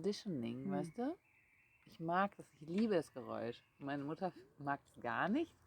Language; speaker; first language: German; non-native, fluent; Dutch